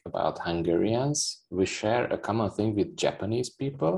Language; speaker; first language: English; non-native, fluent; Hungarian